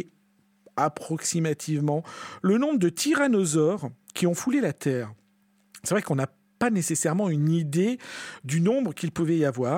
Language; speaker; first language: French; native; French